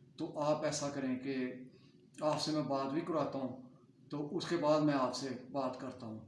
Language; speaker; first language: Urdu; non-native, local second language; Punjabi